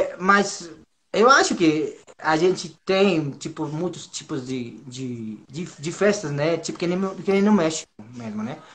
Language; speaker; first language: Portuguese; non-native, fluent; Spanish